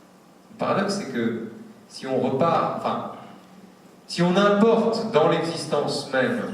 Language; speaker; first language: French; native; French